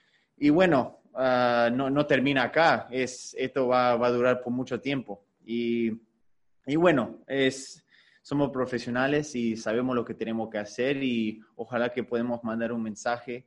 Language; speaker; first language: Spanish; early bilingual, heritage; Spanish